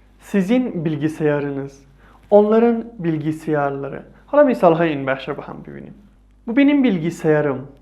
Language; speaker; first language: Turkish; non-native, fluent; Persian